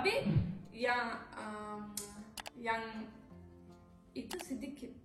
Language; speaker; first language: Indonesian; non-native, learner; Turkish